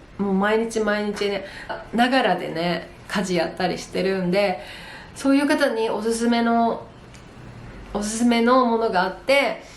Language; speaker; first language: Japanese; native; Japanese